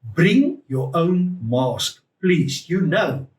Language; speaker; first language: English; non-native, local second language; Afrikaans